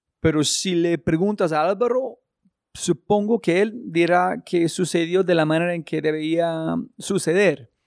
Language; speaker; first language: Spanish; non-native, learner; English